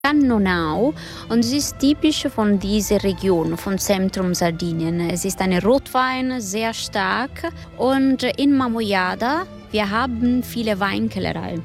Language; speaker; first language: German; non-native, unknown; Sardinian